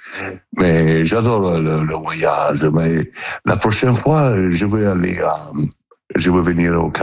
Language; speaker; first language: French; non-native, learner; Italian